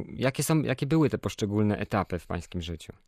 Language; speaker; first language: Polish; native; Polish